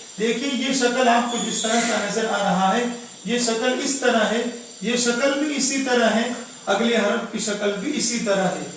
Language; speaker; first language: Urdu; non-native, local second language; Gujarati